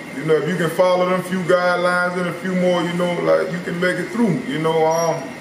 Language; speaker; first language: English; native; English